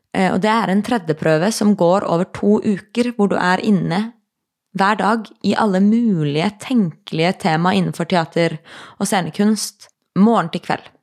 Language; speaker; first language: Norwegian; native; Norwegian